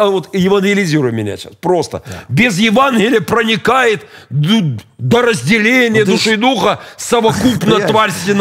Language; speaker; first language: Russian; native; Russian